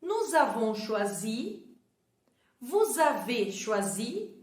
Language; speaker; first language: French; non-native, fluent; Portuguese